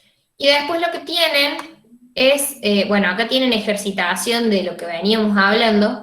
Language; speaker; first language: Spanish; native; Spanish